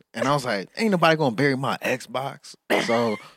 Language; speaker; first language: English; native; English